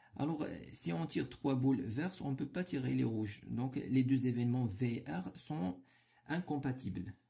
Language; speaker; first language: French; non-native, local second language; Arabic